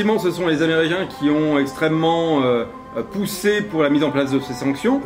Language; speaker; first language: French; native; French